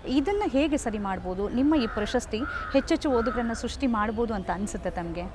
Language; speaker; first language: Kannada; native; Kannada